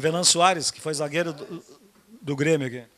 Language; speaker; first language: Portuguese; native; Portuguese